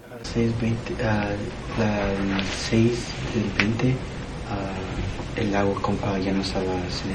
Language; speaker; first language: Spanish; early bilingual, heritage; Spanish